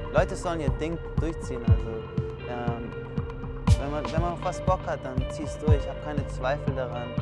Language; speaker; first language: German; native; German